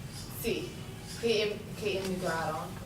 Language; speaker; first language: Spanish; non-native, learner; English